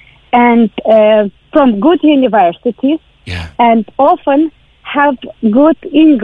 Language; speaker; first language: English; non-native, learner; Ukrainian